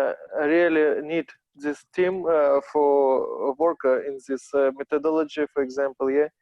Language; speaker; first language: English; non-native, learner; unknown